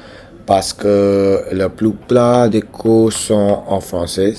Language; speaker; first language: French; non-native, learner; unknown